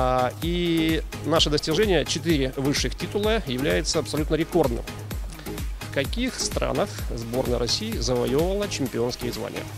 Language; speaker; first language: Russian; native; Russian